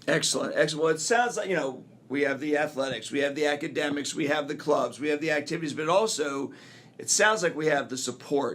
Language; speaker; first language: English; native; English